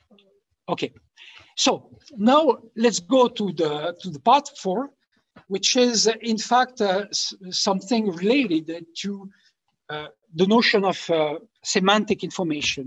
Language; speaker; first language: English; non-native, fluent; French